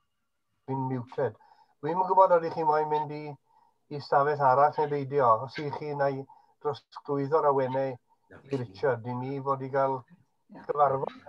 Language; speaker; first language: Welsh; native; Welsh